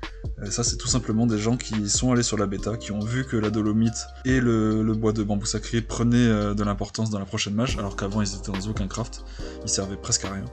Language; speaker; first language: French; native; French